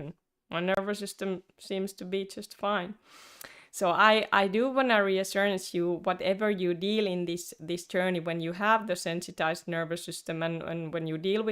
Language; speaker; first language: English; non-native, fluent; Finnish